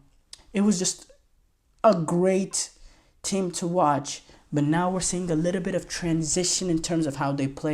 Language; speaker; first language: English; native; English